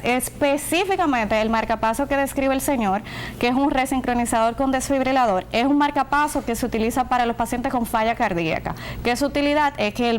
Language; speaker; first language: Spanish; native; Spanish